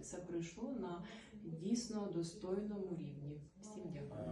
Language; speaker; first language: Ukrainian; native; Ukrainian